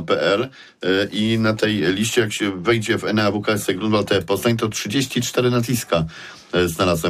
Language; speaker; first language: Polish; native; Polish